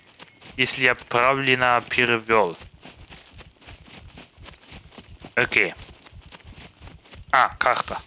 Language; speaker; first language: Russian; non-native, fluent; German